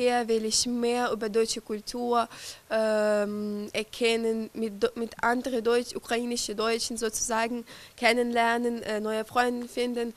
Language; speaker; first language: German; non-native, local second language; Ukrainian